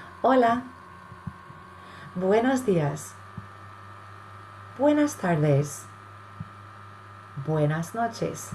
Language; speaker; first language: Spanish; non-native, fluent; English